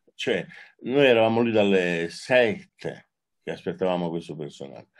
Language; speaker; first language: Italian; native; Italian